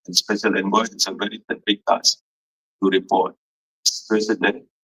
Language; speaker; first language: English; non-native, local second language; Malay